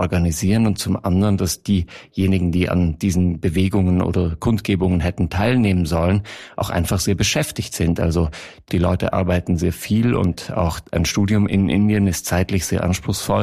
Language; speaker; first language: German; native; German